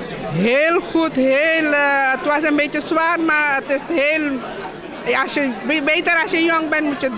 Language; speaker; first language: Dutch; non-native, fluent; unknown